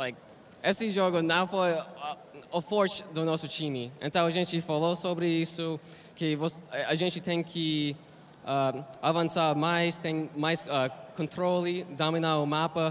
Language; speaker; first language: Portuguese; non-native, learner; English